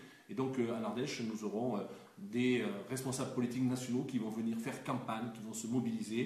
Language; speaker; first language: French; native; French